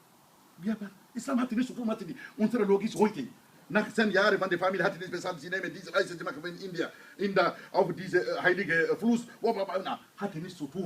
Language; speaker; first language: German; non-native, learner; Hausa